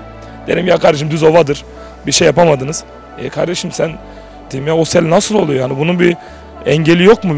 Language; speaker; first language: Turkish; native; Turkish